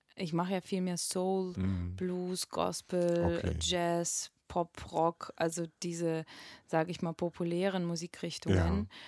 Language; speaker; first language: German; non-native, fluent; Russian